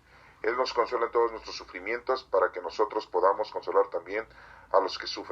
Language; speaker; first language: Spanish; native; Spanish